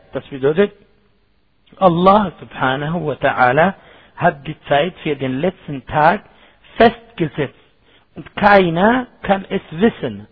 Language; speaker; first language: German; non-native, fluent; Arabic